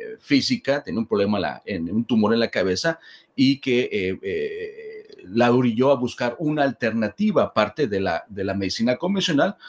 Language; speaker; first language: Spanish; native; Spanish